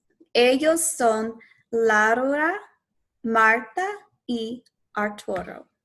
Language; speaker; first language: Spanish; non-native, fluent; English